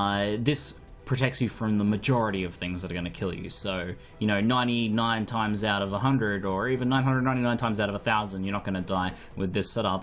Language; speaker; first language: English; native; English